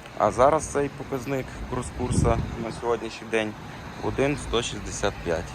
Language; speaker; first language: Ukrainian; native; Ukrainian